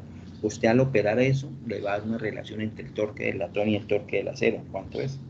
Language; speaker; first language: Spanish; native; Spanish